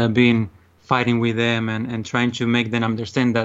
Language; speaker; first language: English; non-native, fluent; Spanish